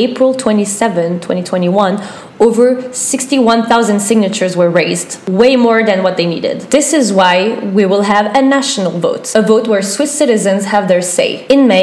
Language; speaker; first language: English; non-native, fluent; French